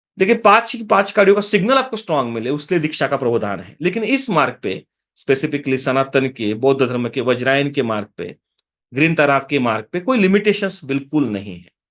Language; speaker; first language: Hindi; non-native, local second language; Marathi